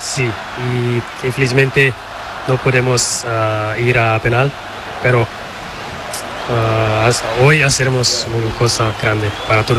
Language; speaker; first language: Spanish; non-native, learner; Portuguese